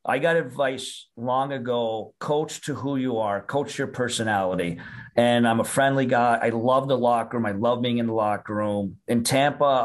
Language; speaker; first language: English; native; English